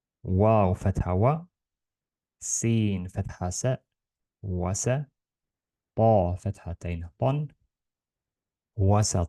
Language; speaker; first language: Arabic; non-native, learner; Estonian